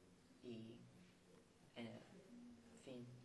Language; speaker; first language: Spanish; non-native, learner; English